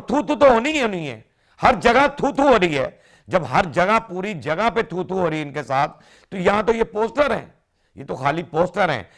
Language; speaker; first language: Urdu; non-native, local second language; Punjabi